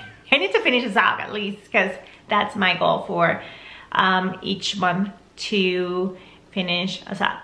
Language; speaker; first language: English; non-native, fluent; Spanish